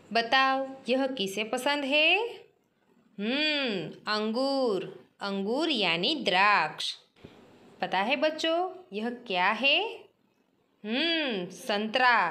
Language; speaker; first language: Hindi; non-native, local second language; Gujarati